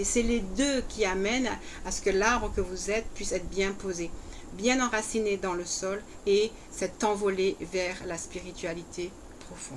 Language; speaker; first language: French; native; French